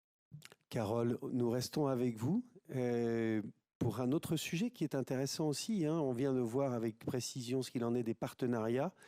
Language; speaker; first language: French; native; French